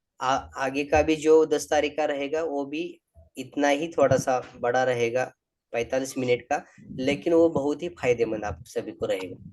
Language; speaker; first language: Hindi; non-native, local second language; Marathi